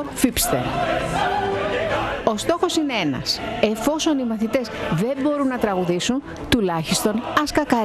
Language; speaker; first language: Greek; native; Greek